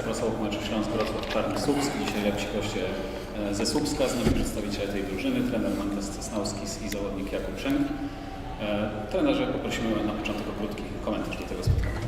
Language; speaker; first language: Polish; native; Polish